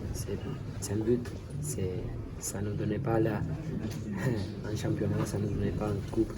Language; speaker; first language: French; non-native, learner; Spanish